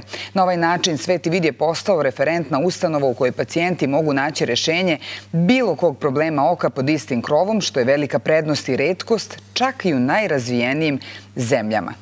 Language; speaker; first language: Bosnian; native; Bosnian